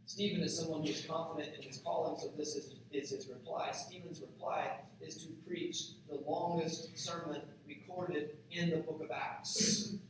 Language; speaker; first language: English; native; English